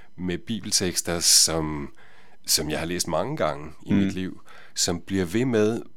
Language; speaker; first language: Danish; native; Danish